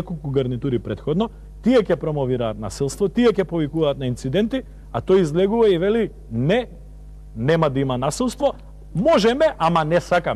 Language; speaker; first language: Macedonian; native; Macedonian